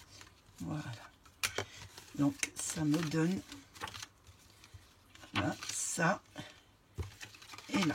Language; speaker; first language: French; native; French